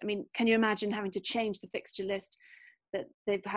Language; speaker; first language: English; native; English